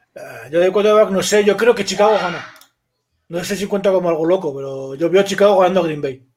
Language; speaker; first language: Spanish; native; Spanish